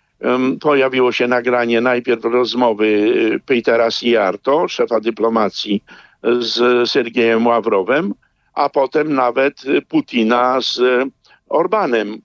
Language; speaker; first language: Polish; native; Polish